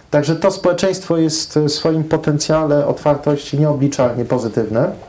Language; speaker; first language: Polish; early bilingual, heritage; Polish